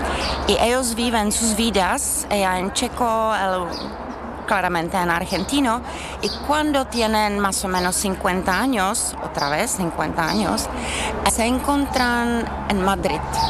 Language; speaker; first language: Spanish; non-native, fluent; Czech